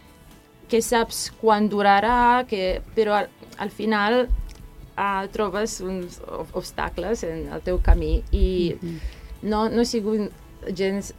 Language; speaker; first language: Catalan; non-native, fluent; Serbian